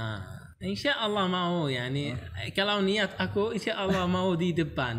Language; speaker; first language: Indonesian; non-native, learner; Arabic